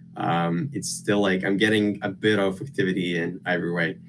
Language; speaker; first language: English; non-native, fluent; Lithuanian